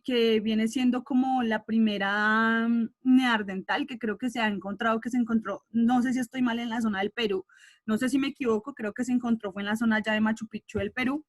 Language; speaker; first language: Spanish; native; Spanish